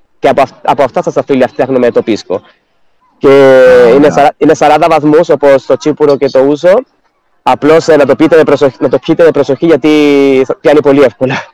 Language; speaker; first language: Greek; non-native, fluent; Spanish